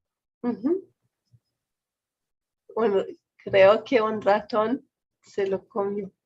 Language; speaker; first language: Spanish; non-native, fluent; German